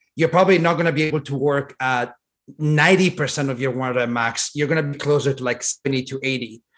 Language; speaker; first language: English; non-native, fluent; Italian